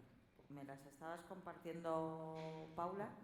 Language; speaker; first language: Spanish; native; Spanish